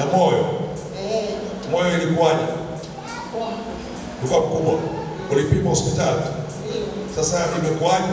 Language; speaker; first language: Swahili; native; Swahili